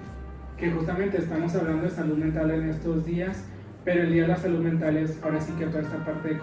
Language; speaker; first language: Spanish; native; Spanish